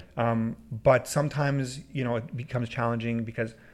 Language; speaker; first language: English; early bilingual, other home language; Persian